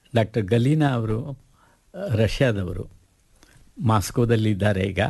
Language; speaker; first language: Kannada; native; Kannada